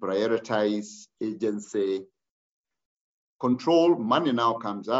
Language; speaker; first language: English; non-native, local second language; Kikuyu